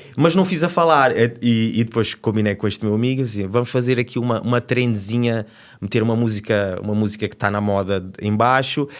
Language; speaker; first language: Portuguese; native; Portuguese